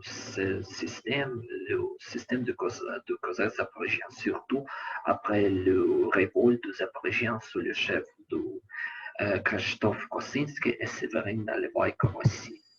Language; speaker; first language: French; non-native, learner; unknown